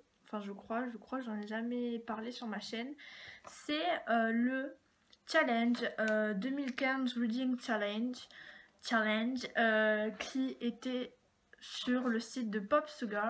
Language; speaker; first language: French; native; French